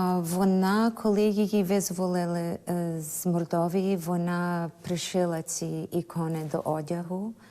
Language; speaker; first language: Ukrainian; early bilingual, heritage; Ukrainian